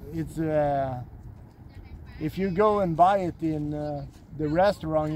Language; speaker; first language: English; non-native, fluent; Swedish